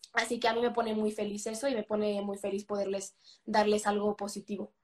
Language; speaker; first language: Spanish; native; Spanish